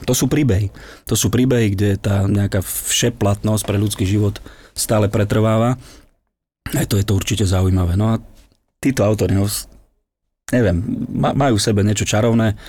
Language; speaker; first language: Slovak; native; Slovak